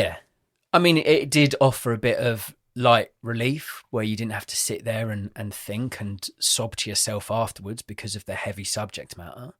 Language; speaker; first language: English; native; English